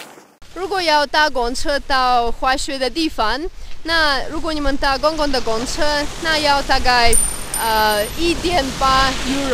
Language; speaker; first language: Chinese; non-native, fluent; Russian